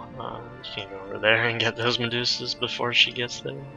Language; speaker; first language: English; native; English